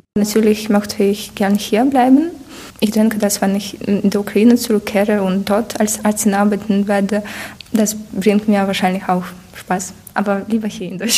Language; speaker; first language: German; non-native, fluent; Ukrainian